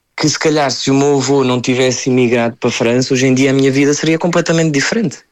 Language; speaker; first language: Portuguese; early bilingual, heritage; French